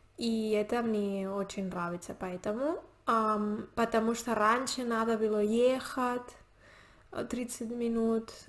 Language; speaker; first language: Russian; non-native, learner; Spanish